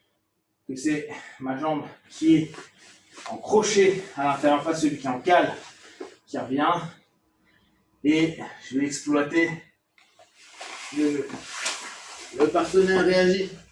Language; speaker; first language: French; native; French